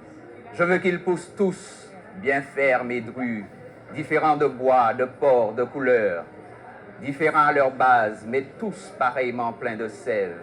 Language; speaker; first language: French; native; French